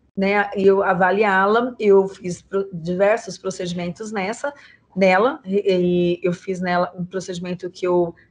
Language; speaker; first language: Portuguese; native; Portuguese